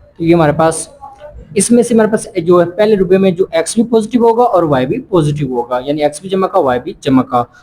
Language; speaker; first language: Urdu; non-native, local second language; Punjabi